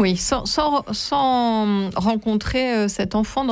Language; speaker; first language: French; native; French